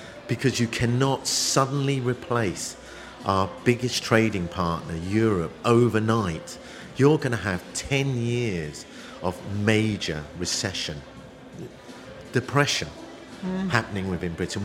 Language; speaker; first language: English; native; English